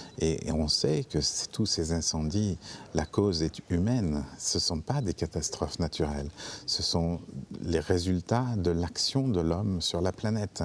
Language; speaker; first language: French; native; French